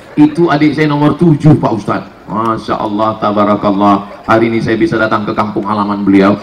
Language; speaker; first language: Indonesian; native; Indonesian